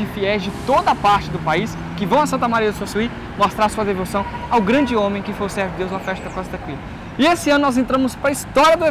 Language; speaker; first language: Portuguese; native; Portuguese